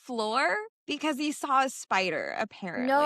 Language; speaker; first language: English; native; English